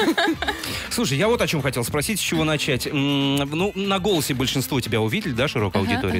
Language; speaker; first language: Russian; native; Russian